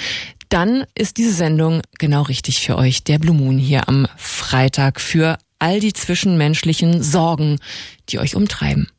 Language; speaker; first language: German; native; German